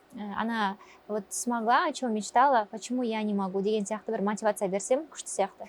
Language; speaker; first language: Russian; non-native, local second language; Kazakh